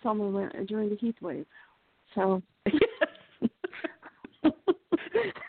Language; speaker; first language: English; non-native, fluent; Norwegian